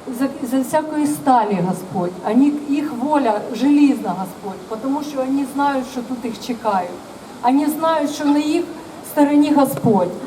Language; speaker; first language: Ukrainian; non-native, local second language; Russian